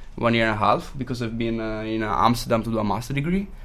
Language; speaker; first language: English; non-native, fluent; Italian